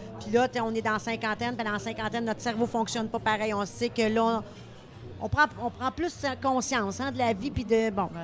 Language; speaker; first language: French; native; French